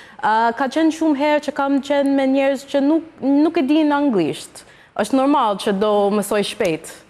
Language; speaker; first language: Albanian; non-native, learner; English